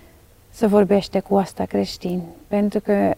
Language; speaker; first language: Romanian; non-native, learner; Dutch